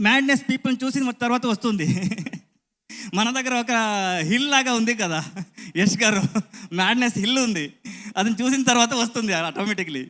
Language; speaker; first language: Telugu; non-native, learner; Kannada